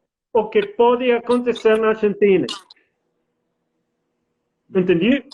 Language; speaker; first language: Portuguese; non-native, fluent; Spanish